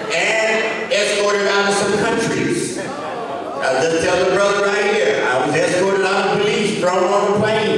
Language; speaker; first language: English; native; English